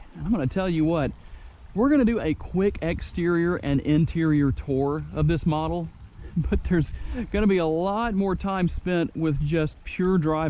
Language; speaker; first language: English; native; English